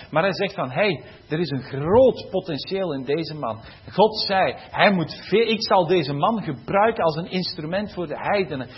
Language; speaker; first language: Dutch; native; Dutch